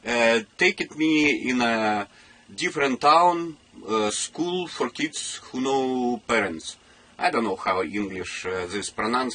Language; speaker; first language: English; non-native, learner; Russian